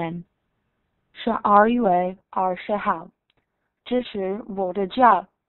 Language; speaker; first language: Chinese; non-native, learner; English